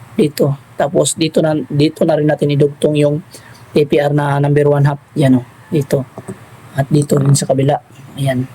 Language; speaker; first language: Filipino; non-native, local second language; Cebuano